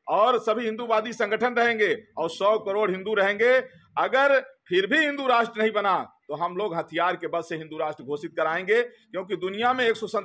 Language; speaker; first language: Hindi; native; Hindi